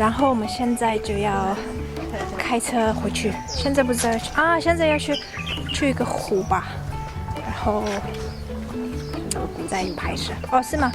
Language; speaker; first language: Chinese; non-native, fluent; Mongolian